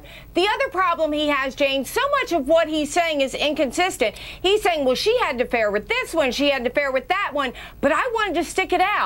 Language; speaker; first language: English; native; English